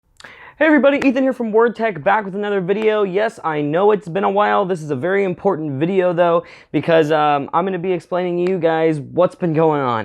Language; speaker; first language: English; native; English